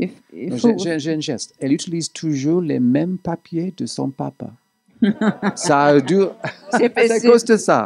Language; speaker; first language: French; non-native, fluent; English